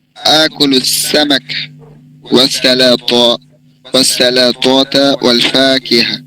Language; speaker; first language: Arabic; non-native, learner; Bangla